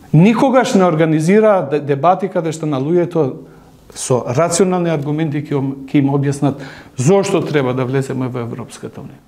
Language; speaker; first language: Macedonian; non-native, local second language; Albanian